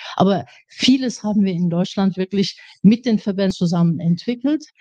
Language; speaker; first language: German; native; German